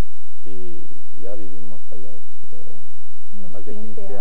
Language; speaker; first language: Spanish; non-native, fluent; French